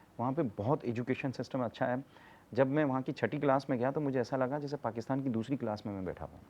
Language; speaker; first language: Urdu; native; Urdu